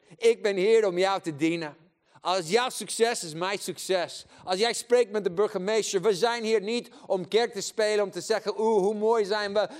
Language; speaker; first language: Dutch; non-native, fluent; English